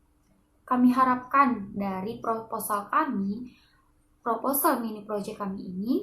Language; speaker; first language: Indonesian; native; Indonesian